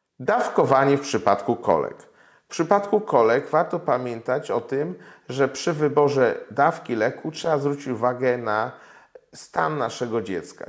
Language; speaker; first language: Polish; native; Polish